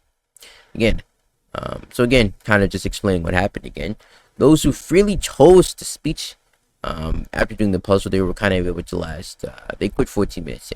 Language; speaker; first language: English; native; English